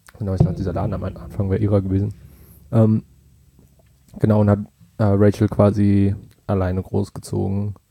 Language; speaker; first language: German; early bilingual, other home language; Vietnamese